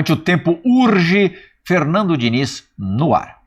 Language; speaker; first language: Portuguese; native; Portuguese